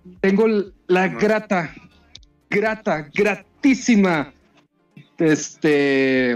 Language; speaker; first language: Spanish; native; Spanish